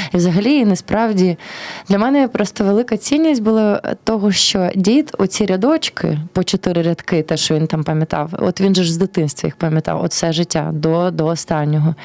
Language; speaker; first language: Ukrainian; early bilingual, heritage; Ukrainian